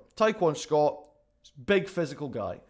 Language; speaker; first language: English; native; English